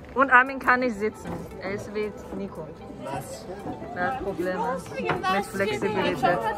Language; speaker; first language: German; non-native, learner; Persian